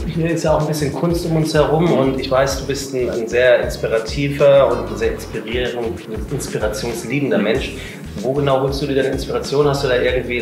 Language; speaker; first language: German; native; German